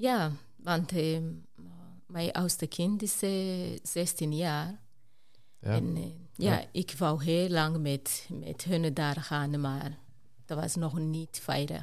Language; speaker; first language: Dutch; non-native, fluent; Rundi